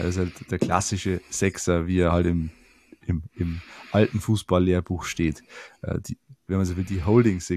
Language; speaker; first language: German; native; German